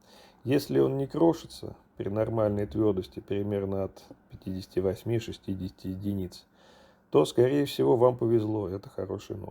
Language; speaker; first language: Russian; native; Russian